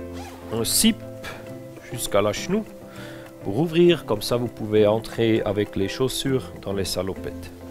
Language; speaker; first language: French; non-native, fluent; German